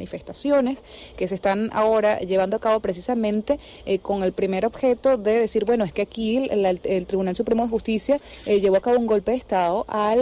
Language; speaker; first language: Spanish; native; Spanish